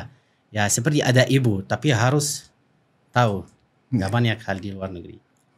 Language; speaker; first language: Indonesian; non-native, fluent; Arabic